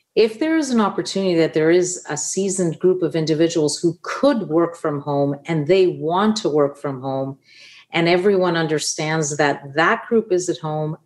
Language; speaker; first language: English; non-native, fluent; Italian